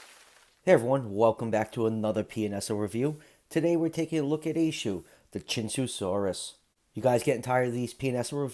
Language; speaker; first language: English; native; English